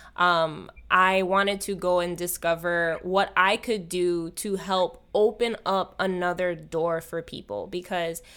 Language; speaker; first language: English; native; English